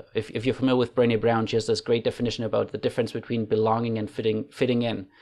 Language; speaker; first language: English; non-native, fluent; German